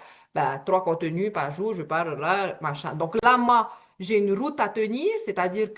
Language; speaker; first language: French; native; French